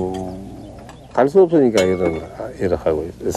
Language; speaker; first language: Korean; early bilingual, heritage; Korean